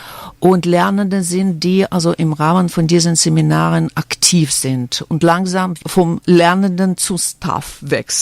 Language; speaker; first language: German; non-native, fluent; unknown